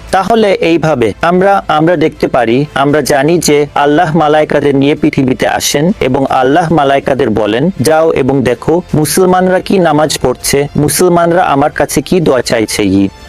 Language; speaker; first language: Bangla; non-native, fluent; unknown